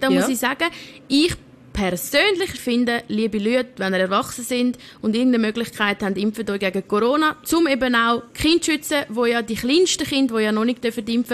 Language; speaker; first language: German; native; German